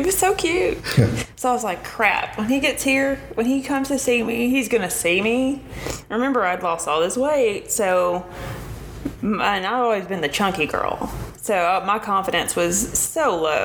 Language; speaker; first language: English; native; English